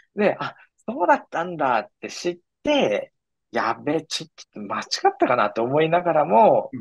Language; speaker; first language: Japanese; native; Japanese